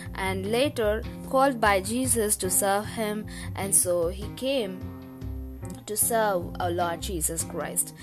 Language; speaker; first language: English; non-native, local second language; Tamil